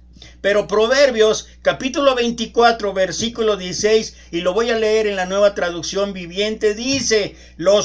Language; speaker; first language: Spanish; native; Spanish